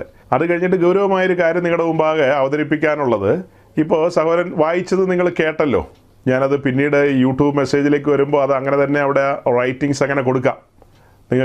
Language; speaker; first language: Malayalam; native; Malayalam